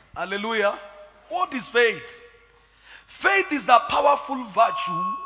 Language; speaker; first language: English; non-native, local second language; Swahili